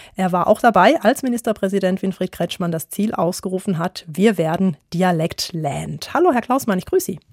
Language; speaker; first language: German; native; German